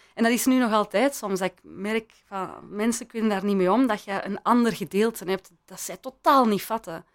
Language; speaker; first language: Dutch; early bilingual, other home language; Persian